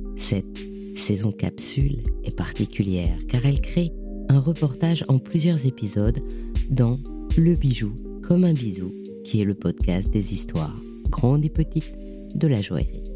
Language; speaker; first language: French; native; French